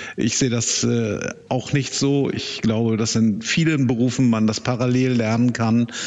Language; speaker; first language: German; native; German